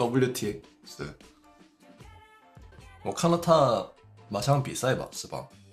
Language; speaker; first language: Chinese; non-native, fluent; Korean